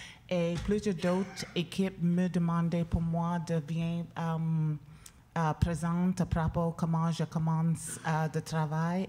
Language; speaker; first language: French; non-native, learner; English